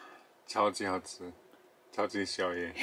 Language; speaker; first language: Chinese; non-native, learner; German